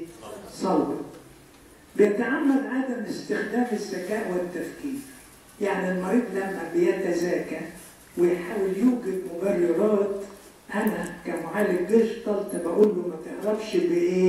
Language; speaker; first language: Arabic; native; Arabic